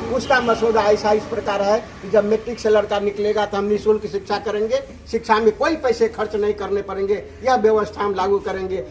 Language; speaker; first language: Hindi; native; Hindi